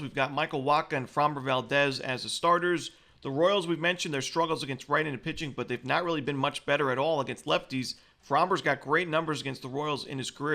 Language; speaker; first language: English; native; English